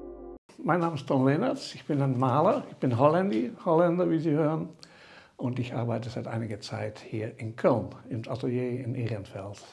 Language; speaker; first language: German; non-native, fluent; Dutch